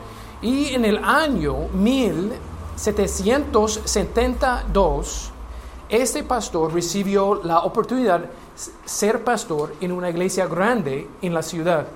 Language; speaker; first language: Spanish; non-native, learner; English